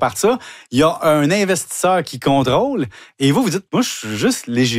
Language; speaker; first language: French; native; French